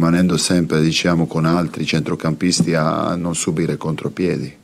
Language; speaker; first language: Italian; non-native, fluent; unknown